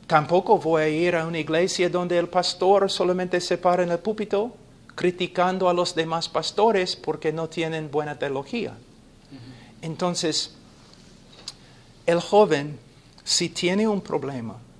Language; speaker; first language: Spanish; non-native, fluent; English